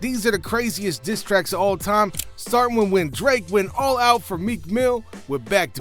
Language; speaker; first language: English; native; English